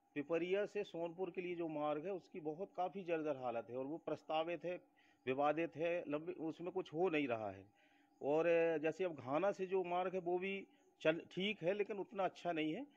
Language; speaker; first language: Hindi; native; Hindi